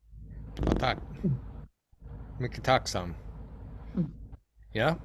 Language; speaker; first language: Swedish; non-native, learner; English